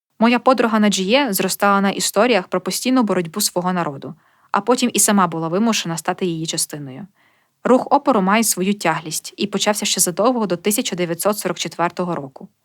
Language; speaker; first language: Ukrainian; native; Ukrainian